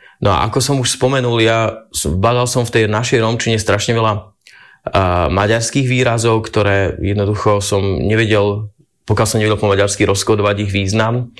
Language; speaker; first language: Slovak; native; Slovak